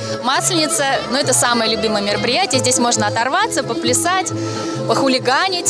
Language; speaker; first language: Russian; native; Russian